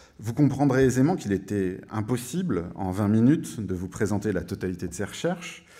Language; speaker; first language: French; native; French